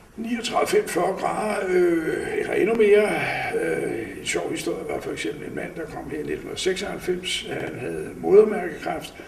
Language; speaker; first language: Danish; native; Danish